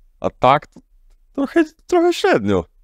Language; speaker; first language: Polish; native; Polish